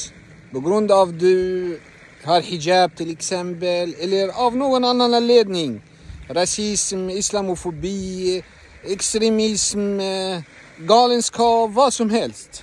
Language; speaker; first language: Swedish; non-native, fluent; Arabic